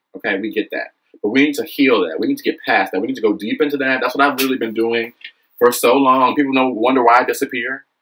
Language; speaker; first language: English; native; English